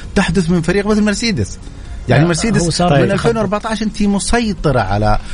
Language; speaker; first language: Arabic; native; Arabic